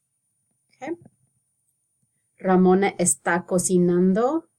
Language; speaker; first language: Spanish; non-native, fluent; English